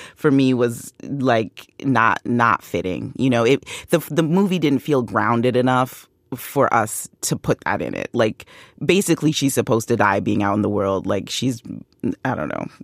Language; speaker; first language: English; native; English